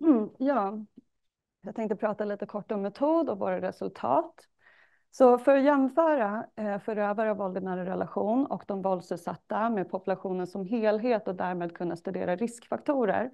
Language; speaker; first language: Swedish; native; Swedish